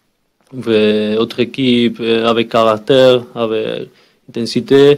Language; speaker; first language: French; non-native, learner; Spanish